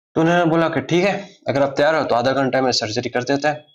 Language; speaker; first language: Hindi; native; Hindi